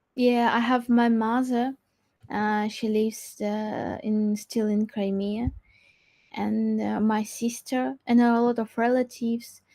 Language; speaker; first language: English; non-native, learner; Crimean Tatar